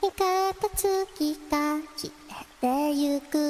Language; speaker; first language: Japanese; non-native, learner; English